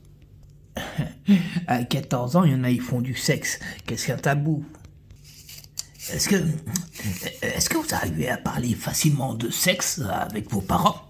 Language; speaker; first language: French; native; French